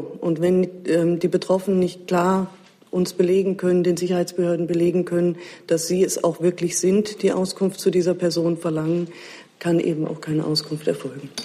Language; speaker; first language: German; native; German